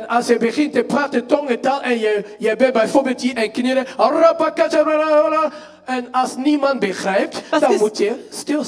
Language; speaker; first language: Dutch; non-native, fluent; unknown